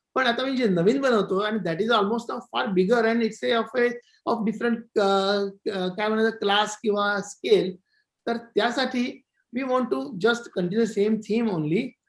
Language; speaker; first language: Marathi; non-native, local second language; Gujarati